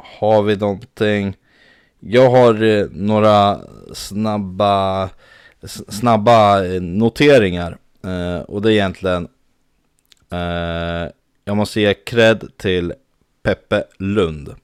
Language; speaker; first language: Swedish; native; Swedish